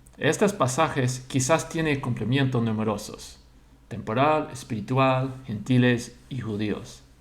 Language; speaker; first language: Spanish; non-native, fluent; English